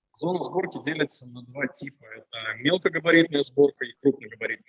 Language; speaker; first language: Russian; native; Russian